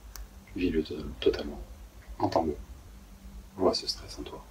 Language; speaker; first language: French; native; French